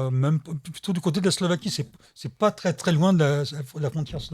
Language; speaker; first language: French; native; French